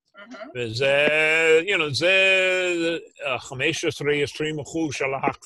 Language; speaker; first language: Hebrew; non-native, fluent; English